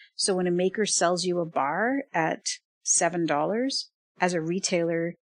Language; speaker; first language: English; native; English